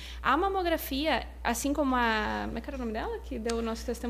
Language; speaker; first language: Portuguese; native; Portuguese